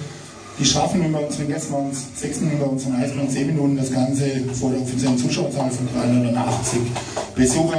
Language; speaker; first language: German; native; German